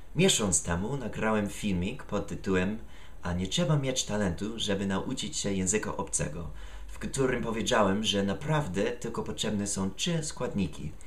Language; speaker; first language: Polish; non-native, fluent; English